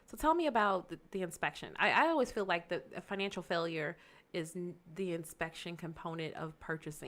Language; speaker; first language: English; native; English